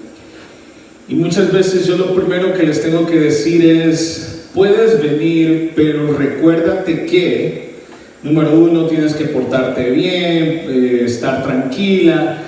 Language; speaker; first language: Spanish; early bilingual, heritage; Spanish